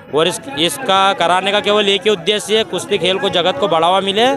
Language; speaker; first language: Hindi; native; Hindi